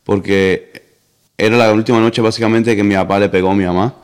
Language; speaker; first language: Spanish; early bilingual, heritage; Spanish